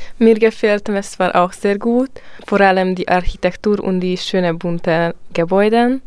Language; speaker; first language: German; non-native, fluent; Hungarian